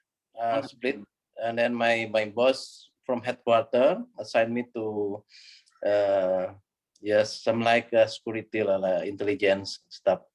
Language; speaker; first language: English; non-native, learner; Indonesian